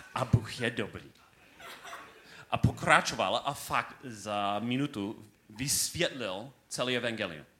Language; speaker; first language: Czech; non-native, learner; English